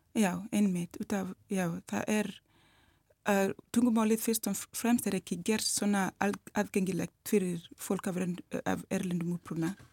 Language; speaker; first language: Icelandic; non-native, learner; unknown